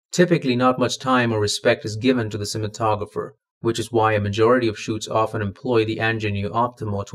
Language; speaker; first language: English; non-native, local second language; Malayalam